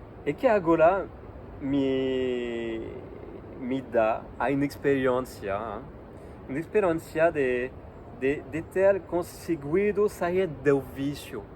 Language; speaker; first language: Portuguese; non-native, learner; French